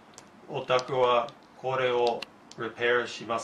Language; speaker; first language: Japanese; non-native, learner; English